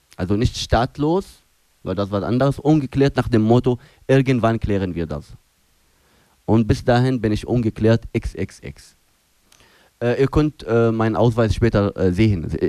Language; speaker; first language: German; non-native, fluent; Arabic